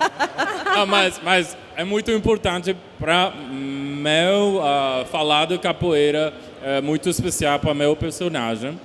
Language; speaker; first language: Portuguese; non-native, learner; Spanish